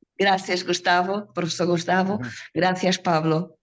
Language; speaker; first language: Spanish; non-native, learner; Portuguese